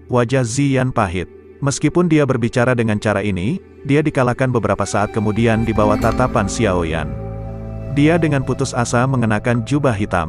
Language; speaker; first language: Indonesian; native; Indonesian